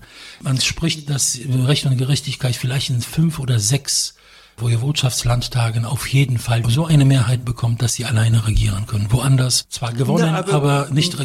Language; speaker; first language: German; non-native, fluent; Polish